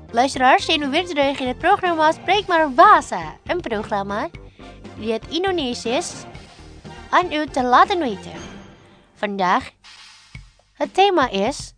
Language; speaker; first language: Dutch; non-native, fluent; Indonesian